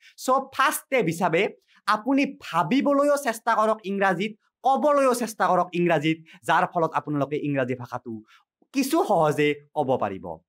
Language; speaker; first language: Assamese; native; Assamese